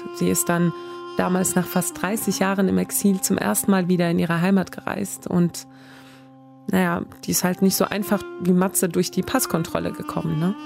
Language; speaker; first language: German; early bilingual, other home language; Swedish